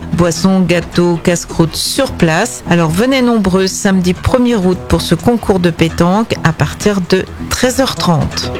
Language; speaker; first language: French; native; French